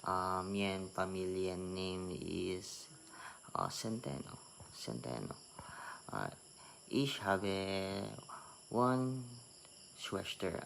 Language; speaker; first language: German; non-native, learner; Filipino